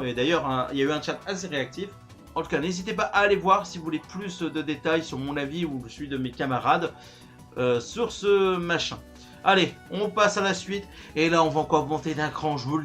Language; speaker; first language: French; native; French